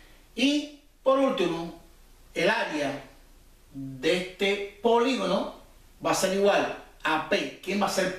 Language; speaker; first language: Spanish; native; Spanish